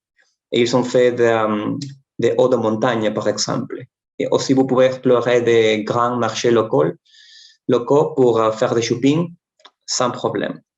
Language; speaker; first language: French; non-native, fluent; Spanish